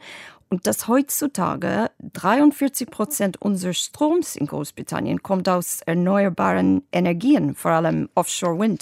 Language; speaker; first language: German; non-native, fluent; English